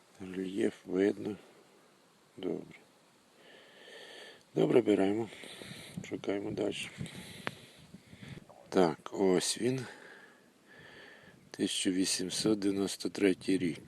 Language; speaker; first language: Ukrainian; native; Ukrainian